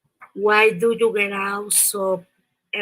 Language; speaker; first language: English; non-native, learner; Spanish